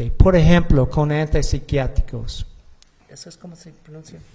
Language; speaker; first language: Spanish; non-native, learner; English